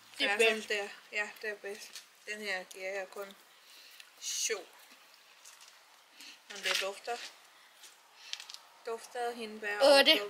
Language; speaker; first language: Danish; non-native, learner; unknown